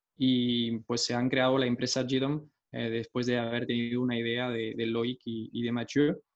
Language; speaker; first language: Spanish; non-native, fluent; French